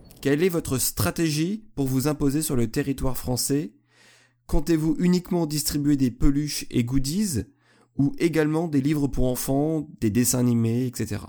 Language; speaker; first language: French; native; French